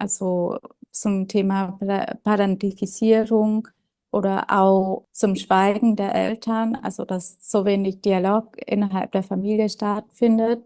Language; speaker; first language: German; non-native, fluent; Vietnamese